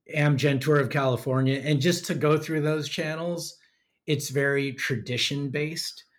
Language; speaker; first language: English; native; English